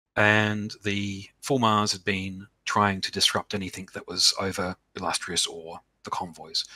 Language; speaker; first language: English; native; English